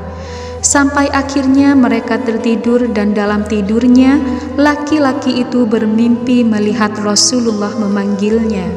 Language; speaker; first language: Indonesian; native; Indonesian